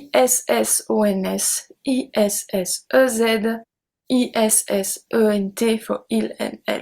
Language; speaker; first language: French; non-native, learner; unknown